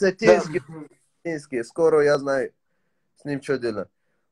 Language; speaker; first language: Russian; non-native, learner; Tajik